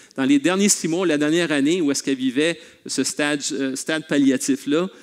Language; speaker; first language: French; native; French